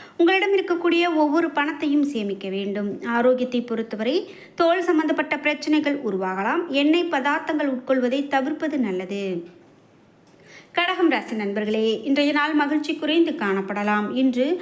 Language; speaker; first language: Tamil; native; Tamil